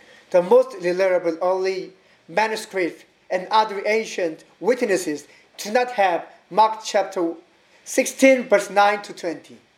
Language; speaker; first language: English; non-native, learner; Korean